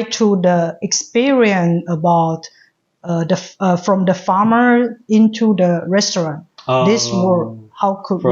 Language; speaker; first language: English; non-native, learner; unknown